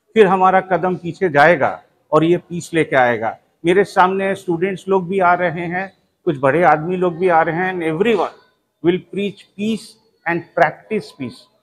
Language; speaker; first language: Hindi; non-native, local second language; Bangla